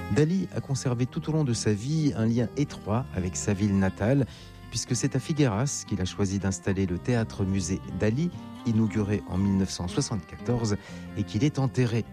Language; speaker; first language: French; native; French